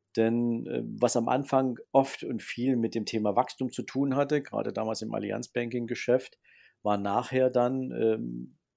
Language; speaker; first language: German; native; German